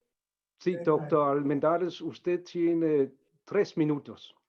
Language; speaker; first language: Spanish; non-native, fluent; Danish